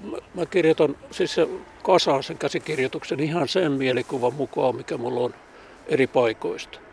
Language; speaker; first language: Finnish; native; Finnish